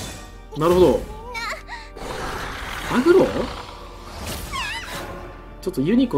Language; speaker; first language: Japanese; native; Japanese